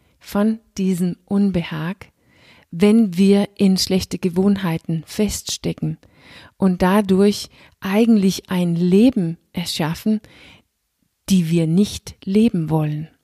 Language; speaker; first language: German; non-native, fluent; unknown